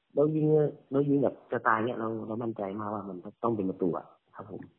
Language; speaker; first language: Thai; native; Thai